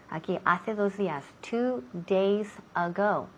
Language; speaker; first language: Spanish; non-native, fluent; English